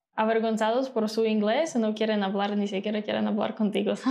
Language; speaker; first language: Spanish; non-native, fluent; Ukrainian